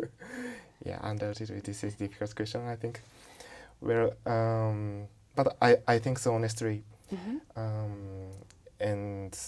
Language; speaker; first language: English; non-native, learner; Japanese